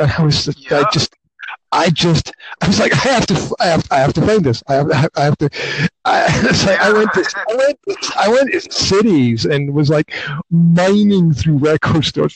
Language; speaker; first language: English; native; English